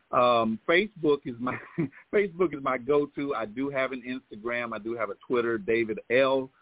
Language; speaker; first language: English; native; English